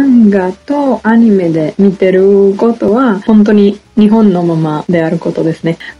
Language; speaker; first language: Japanese; non-native, fluent; Italian